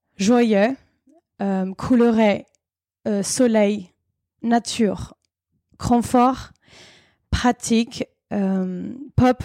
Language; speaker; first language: French; non-native, fluent; English